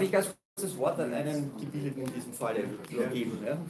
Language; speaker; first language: German; native; German